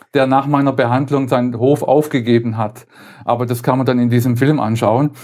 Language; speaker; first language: German; native; German